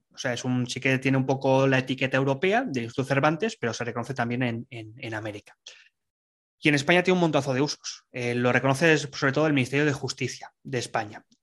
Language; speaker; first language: Spanish; native; Spanish